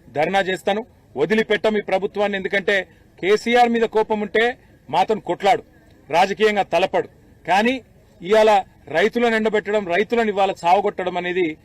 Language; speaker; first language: Telugu; native; Telugu